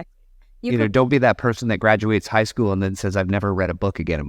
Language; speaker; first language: English; native; English